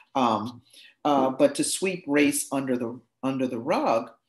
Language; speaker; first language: English; native; English